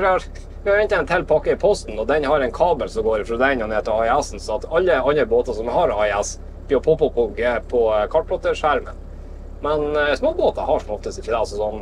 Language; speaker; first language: Norwegian; native; Norwegian